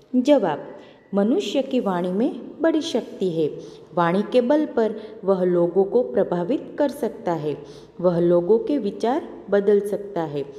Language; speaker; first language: Hindi; non-native, local second language; Gujarati